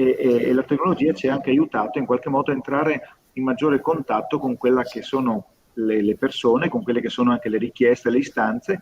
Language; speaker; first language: Italian; native; Italian